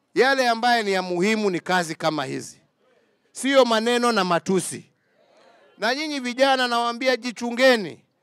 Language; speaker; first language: Swahili; non-native, local second language; Kikuyu